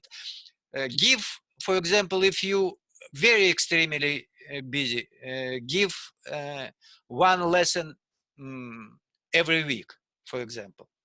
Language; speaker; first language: English; non-native, learner; Russian